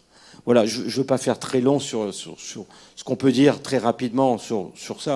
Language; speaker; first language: French; native; French